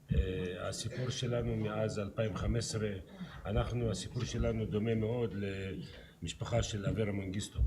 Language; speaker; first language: Hebrew; non-native, local second language; Arabic